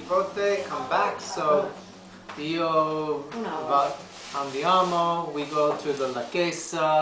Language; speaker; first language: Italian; early bilingual, heritage; English